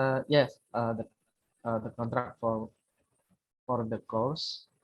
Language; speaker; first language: English; non-native, learner; Indonesian